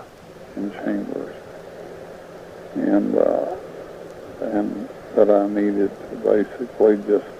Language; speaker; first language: English; native; English